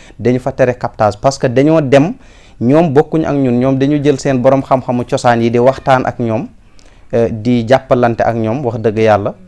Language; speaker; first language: Wolof; non-native, local second language; Fula